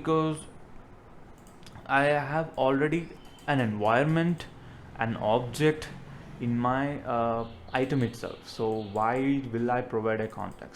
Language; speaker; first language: English; non-native, local second language; Telugu